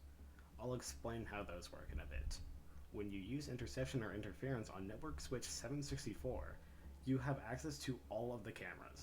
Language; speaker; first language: English; native; English